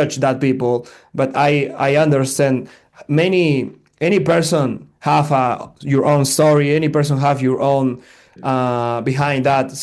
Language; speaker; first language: English; non-native, learner; Spanish